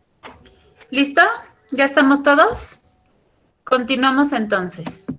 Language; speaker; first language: Spanish; native; Spanish